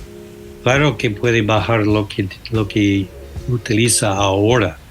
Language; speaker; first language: Spanish; non-native, fluent; English